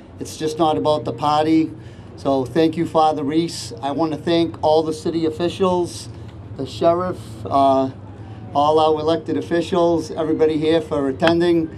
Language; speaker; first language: English; early bilingual, other home language; Portuguese